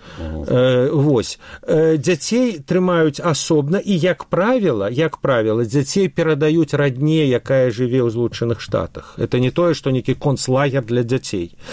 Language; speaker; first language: Belarusian; non-native, local second language; Russian